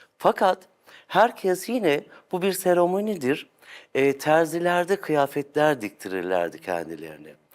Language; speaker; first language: Turkish; native; Turkish